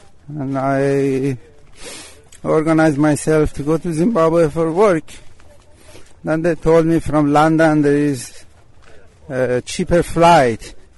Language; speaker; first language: English; non-native, fluent; Persian